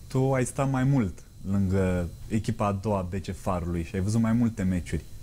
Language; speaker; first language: Romanian; native; Romanian